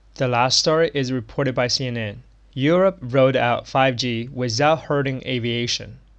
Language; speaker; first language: English; non-native, fluent; Chinese